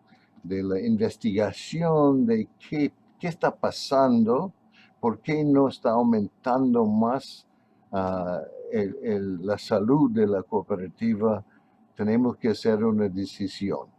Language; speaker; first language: Spanish; non-native, fluent; English